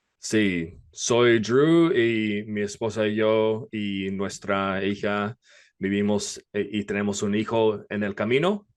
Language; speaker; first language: Spanish; non-native, fluent; English